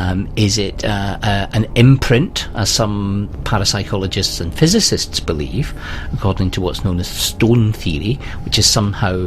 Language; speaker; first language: English; native; English